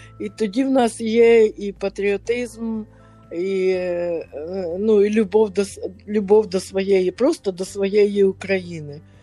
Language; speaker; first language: Ukrainian; native; Ukrainian